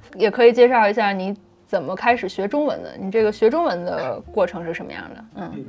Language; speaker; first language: Chinese; native; Chinese